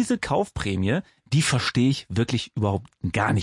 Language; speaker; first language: German; native; German